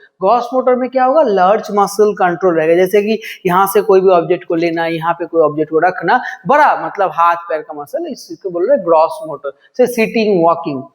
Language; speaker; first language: Hindi; non-native, local second language; Bangla